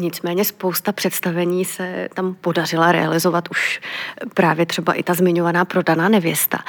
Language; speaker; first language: Czech; native; Czech